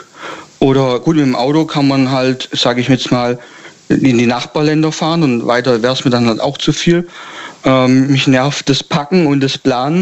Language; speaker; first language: German; native; German